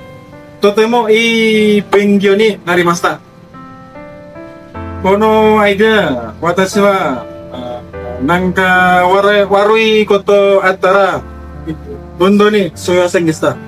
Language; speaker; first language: Japanese; non-native, learner; Indonesian